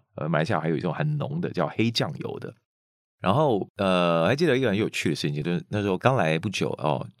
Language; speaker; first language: Chinese; non-native, local second language; Hakka Chinese